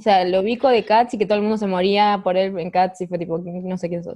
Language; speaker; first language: Spanish; native; Spanish